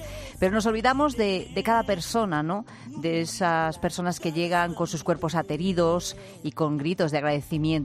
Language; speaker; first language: Spanish; native; Spanish